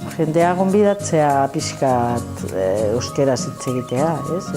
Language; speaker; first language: Basque; non-native, learner; Catalan